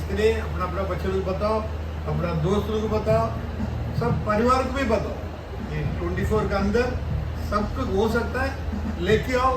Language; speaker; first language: Hindi; non-native, local second language; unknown